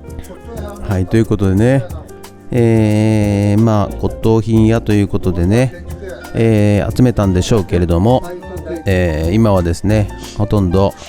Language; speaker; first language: Japanese; native; Japanese